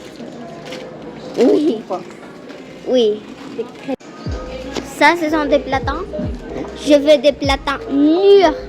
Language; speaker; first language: French; non-native, fluent; Spanish